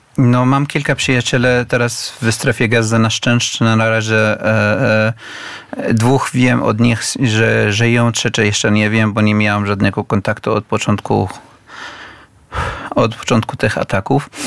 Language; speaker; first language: Polish; non-native, fluent; Arabic